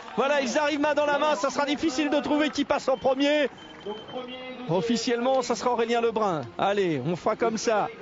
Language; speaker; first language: French; native; French